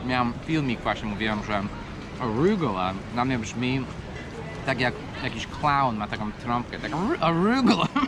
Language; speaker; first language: Polish; non-native, fluent; English